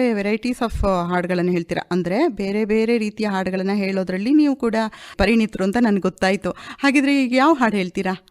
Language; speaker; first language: Kannada; native; Kannada